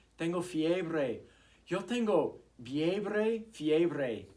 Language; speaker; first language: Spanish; non-native, fluent; English